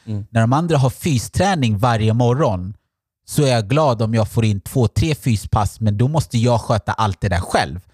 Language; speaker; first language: Swedish; early bilingual, other home language; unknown